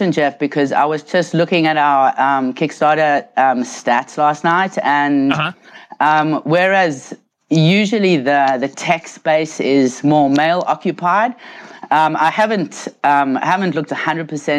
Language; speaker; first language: English; native; English